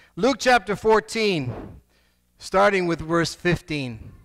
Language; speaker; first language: English; native; English